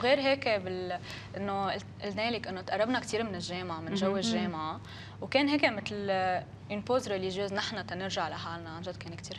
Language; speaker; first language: Arabic; native; Arabic